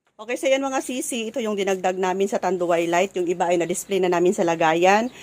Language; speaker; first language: Filipino; native; Filipino